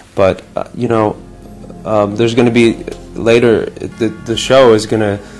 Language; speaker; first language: English; early bilingual, other home language; Polish